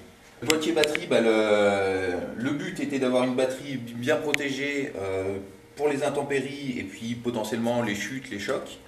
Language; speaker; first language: French; native; French